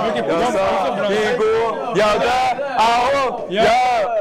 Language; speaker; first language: Korean; non-native, learner; Chinese